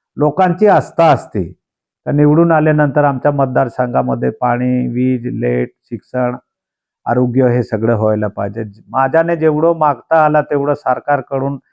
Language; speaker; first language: Marathi; non-native, local second language; Bhili